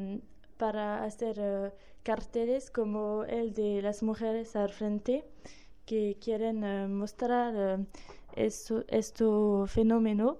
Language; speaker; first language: Spanish; non-native, learner; French